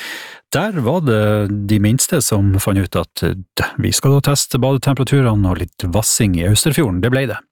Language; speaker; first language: Norwegian; native; Norwegian